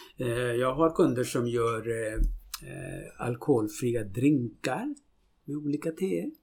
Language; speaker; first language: Swedish; non-native, fluent; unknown